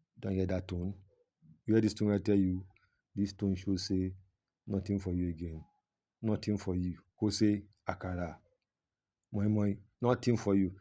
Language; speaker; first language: Nigerian Pidgin; non-native, local second language; Yoruba